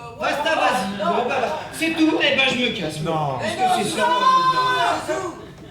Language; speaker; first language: French; native; French